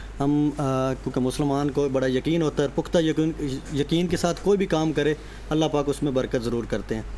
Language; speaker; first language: Urdu; non-native, local second language; Punjabi